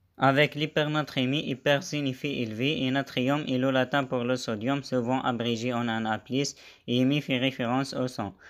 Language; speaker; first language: French; non-native, local second language; Arabic